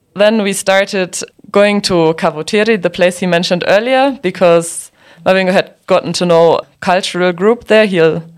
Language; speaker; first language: English; non-native, fluent; German